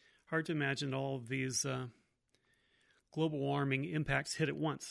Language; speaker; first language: English; native; English